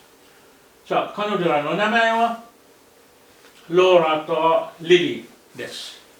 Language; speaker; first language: Japanese; non-native, fluent; Arabic